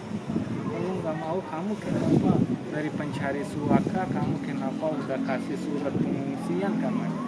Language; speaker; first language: Indonesian; non-native, learner; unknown